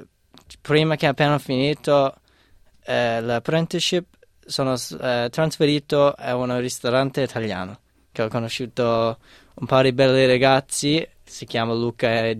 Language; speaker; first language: Italian; non-native, fluent; English